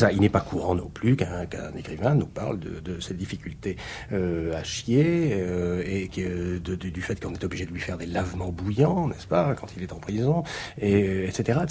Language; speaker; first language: French; native; French